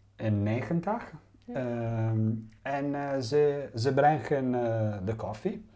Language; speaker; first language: Dutch; non-native, learner; Italian